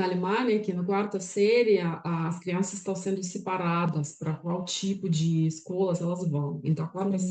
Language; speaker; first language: Portuguese; non-native, fluent; Russian